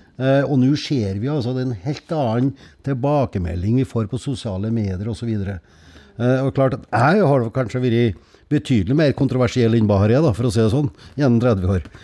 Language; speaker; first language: Norwegian; native; Norwegian